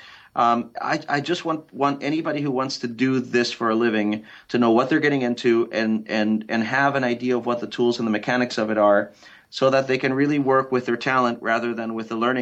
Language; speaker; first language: English; early bilingual, other home language; Spanish